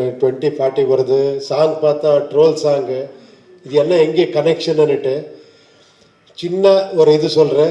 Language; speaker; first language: Tamil; non-native, learner; Kannada